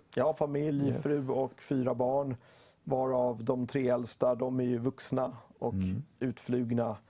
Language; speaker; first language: Swedish; native; Swedish